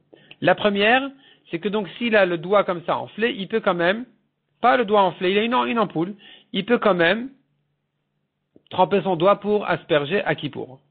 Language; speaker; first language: French; native; French